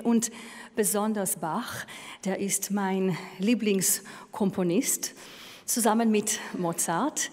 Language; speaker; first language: German; non-native, fluent; Hebrew